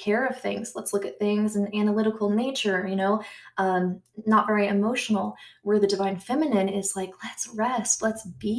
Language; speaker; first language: English; native; English